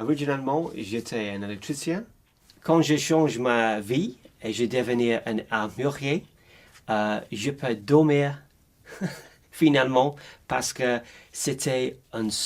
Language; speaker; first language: French; non-native, learner; English